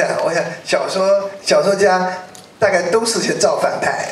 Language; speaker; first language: Chinese; native; Chinese